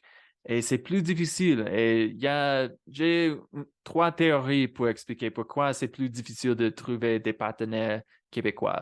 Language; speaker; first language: French; non-native, fluent; English